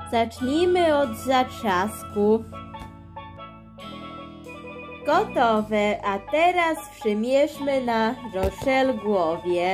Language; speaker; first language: Polish; early bilingual, heritage; Polish